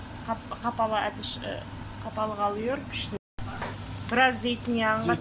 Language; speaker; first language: Turkish; non-native, fluent; Kazakh